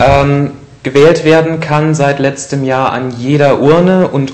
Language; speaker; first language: German; native; German